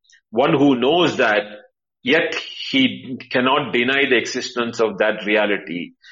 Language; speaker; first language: English; non-native, local second language; Tamil